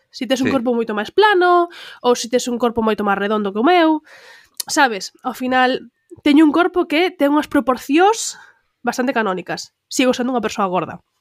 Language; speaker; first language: Galician; non-native, local second language; Spanish